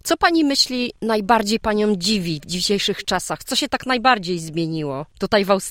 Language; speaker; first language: Polish; native; Polish